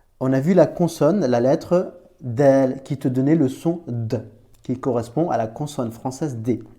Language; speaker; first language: French; native; French